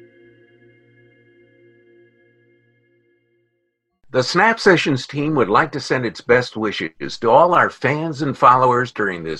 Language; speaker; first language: English; native; English